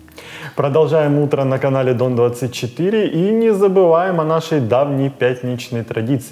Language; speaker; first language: Russian; native; Russian